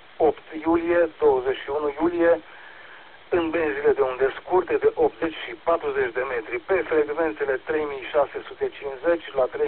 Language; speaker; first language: Romanian; native; Romanian